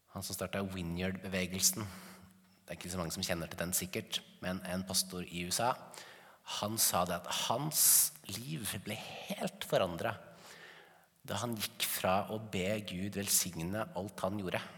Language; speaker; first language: Norwegian; native; Norwegian